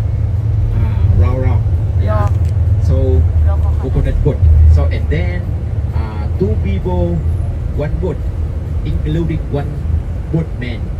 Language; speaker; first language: English; non-native, learner; Vietnamese